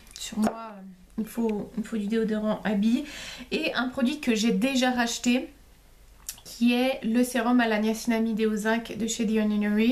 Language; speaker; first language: French; native; French